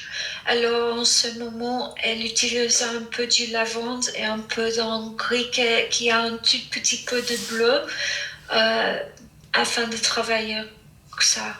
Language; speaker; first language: French; non-native, fluent; English